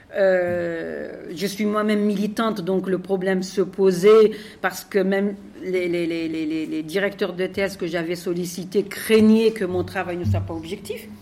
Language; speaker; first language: French; non-native, local second language; Arabic